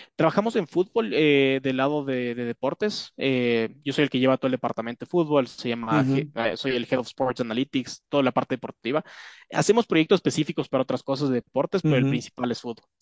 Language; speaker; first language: Spanish; native; Spanish